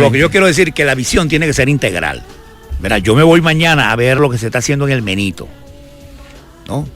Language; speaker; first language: Spanish; native; Spanish